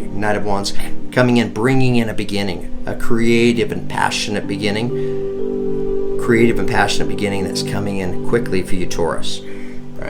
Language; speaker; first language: English; native; English